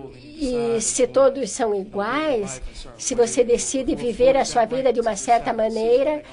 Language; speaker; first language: Portuguese; non-native, fluent; English